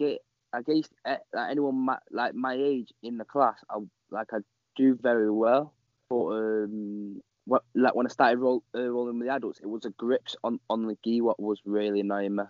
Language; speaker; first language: English; native; English